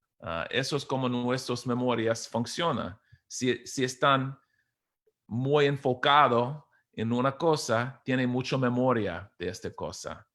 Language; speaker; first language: Spanish; non-native, fluent; English